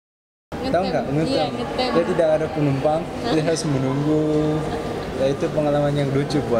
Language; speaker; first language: Indonesian; non-native, fluent; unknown